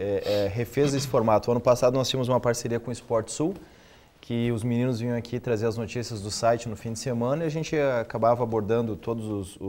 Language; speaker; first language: Portuguese; native; Portuguese